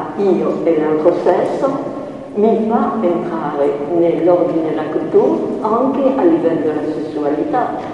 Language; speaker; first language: Italian; non-native, fluent; French